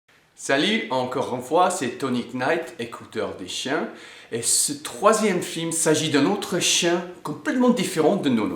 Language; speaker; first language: French; non-native, fluent; English